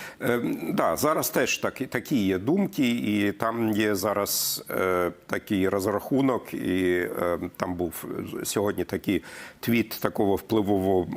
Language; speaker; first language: Ukrainian; non-native, fluent; German